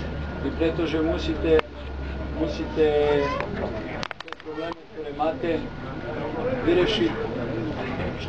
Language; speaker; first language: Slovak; non-native, learner; Serbian